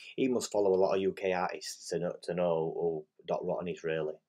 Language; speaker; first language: English; native; English